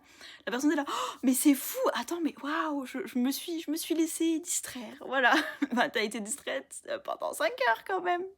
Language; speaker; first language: French; native; French